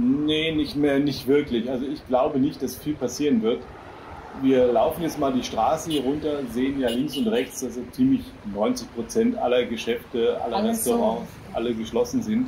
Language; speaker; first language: German; native; German